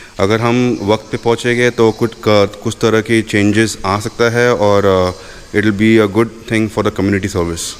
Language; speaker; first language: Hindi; non-native, local second language; Marathi